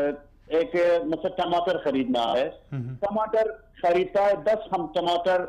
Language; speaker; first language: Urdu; non-native, learner; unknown